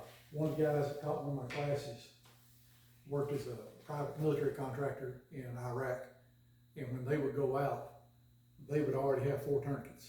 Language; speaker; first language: English; native; English